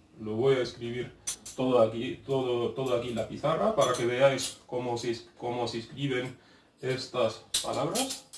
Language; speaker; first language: Spanish; non-native, fluent; Arabic